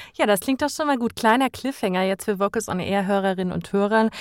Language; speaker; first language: German; native; German